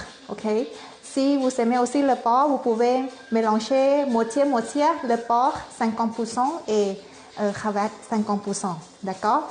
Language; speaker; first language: French; non-native, learner; Thai